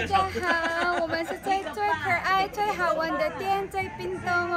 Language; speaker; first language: Chinese; non-native, learner; Filipino